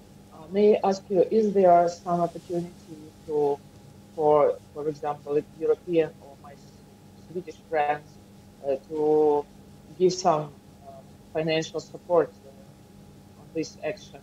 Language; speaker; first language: English; non-native, learner; Ukrainian